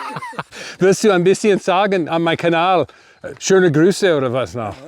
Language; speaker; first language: German; non-native, learner; English